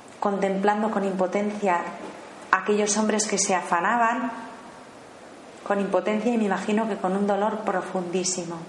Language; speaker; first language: Spanish; native; Spanish